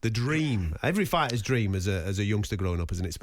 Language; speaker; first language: English; native; English